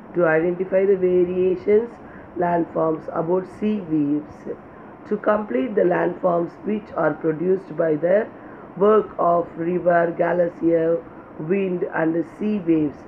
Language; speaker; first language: English; non-native, local second language; Tamil